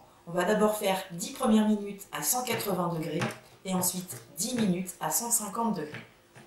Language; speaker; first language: French; native; French